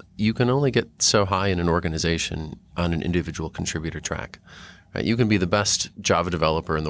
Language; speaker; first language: English; native; English